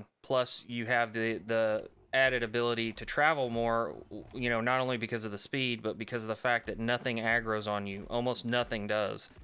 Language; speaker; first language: English; native; English